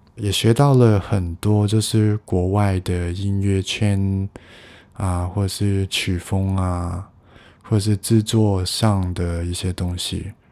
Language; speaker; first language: Chinese; non-native, local second language; Cantonese